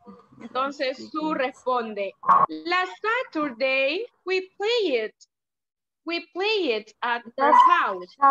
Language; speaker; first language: English; non-native, learner; Spanish